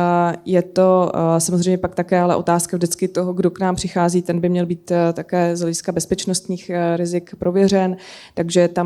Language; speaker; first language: Czech; native; Czech